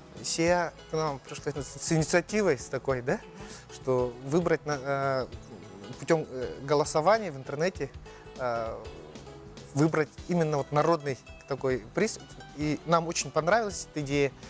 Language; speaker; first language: Russian; non-native, local second language; Yakut